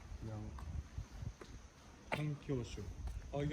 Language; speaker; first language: Korean; non-native, fluent; Japanese